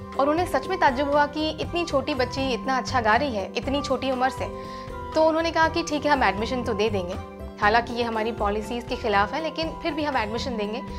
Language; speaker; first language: Hindi; non-native, local second language; Gujarati